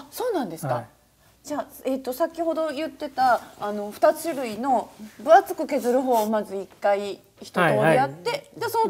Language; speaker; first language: Japanese; native; Japanese